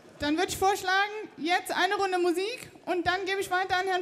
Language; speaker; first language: German; native; German